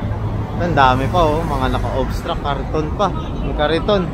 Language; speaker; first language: Filipino; native; Filipino